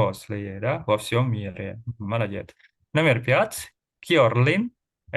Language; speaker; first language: Russian; non-native, fluent; Indonesian